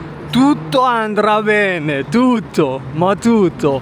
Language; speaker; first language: Italian; non-native, fluent; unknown